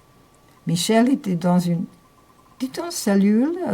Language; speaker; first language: French; non-native, fluent; English